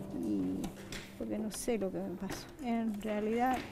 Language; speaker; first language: Spanish; native; Spanish